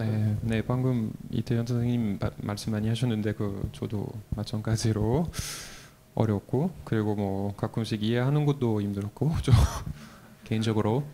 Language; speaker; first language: Korean; non-native, fluent; French